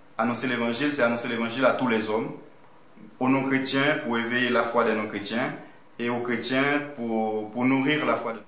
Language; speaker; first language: French; non-native, local second language; Haitian Creole